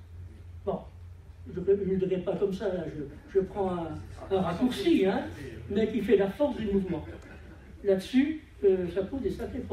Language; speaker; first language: French; native; French